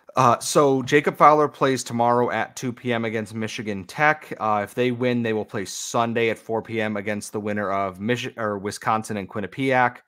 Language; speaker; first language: English; native; English